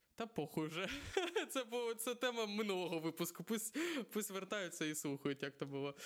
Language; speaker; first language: Ukrainian; non-native, local second language; Russian